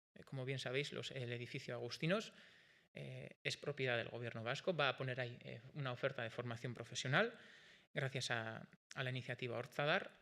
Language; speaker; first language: Spanish; non-native, local second language; Basque